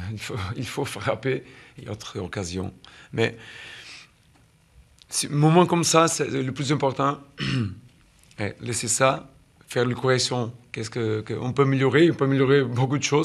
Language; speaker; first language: French; non-native, fluent; Portuguese